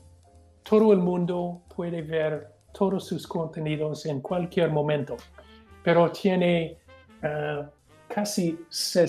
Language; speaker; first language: Spanish; non-native, fluent; English